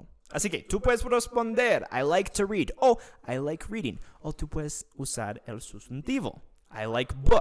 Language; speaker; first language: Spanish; non-native, fluent; English